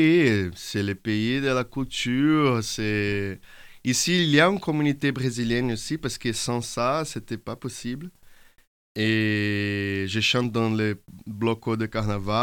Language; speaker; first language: French; non-native, fluent; Portuguese